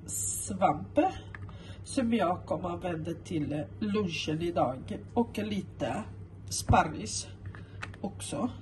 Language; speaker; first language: Swedish; non-native, fluent; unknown